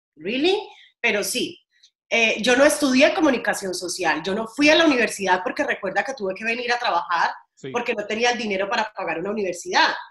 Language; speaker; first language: Spanish; native; Spanish